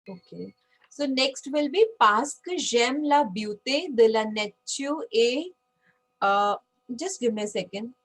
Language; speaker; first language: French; non-native, fluent; Hindi